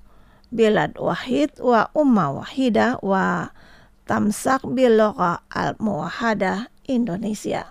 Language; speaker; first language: Arabic; non-native, fluent; Indonesian